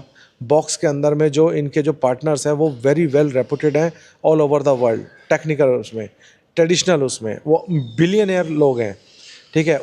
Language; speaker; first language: Hindi; native; Hindi